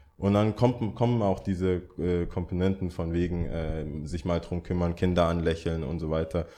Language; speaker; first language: German; early bilingual, other home language; English